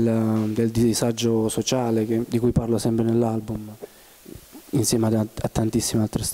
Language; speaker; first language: Italian; native; Italian